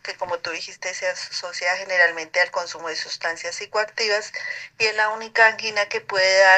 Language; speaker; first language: Spanish; native; Spanish